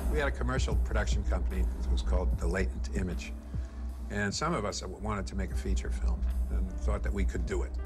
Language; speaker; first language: English; native; English